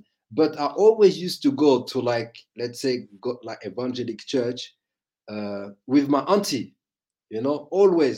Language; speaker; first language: English; non-native, fluent; French